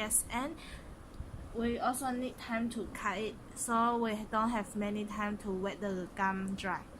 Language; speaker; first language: English; non-native, local second language; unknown